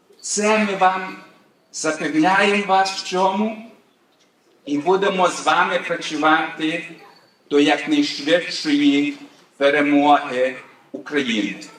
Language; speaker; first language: Ukrainian; early bilingual, heritage; Ukrainian